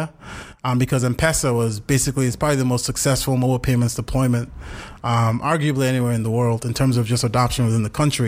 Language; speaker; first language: English; non-native, local second language; Yoruba